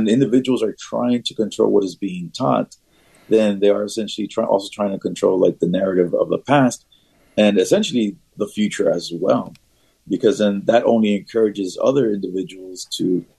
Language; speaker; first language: English; native; English